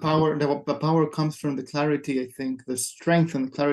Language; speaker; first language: English; non-native, fluent; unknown